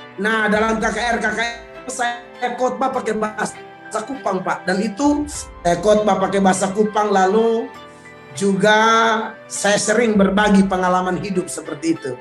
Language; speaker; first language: Indonesian; native; Indonesian